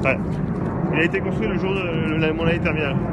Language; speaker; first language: French; early bilingual, other home language; Japanese